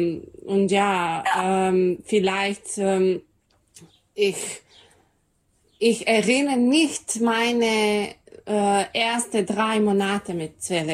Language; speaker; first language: German; non-native, learner; Serbian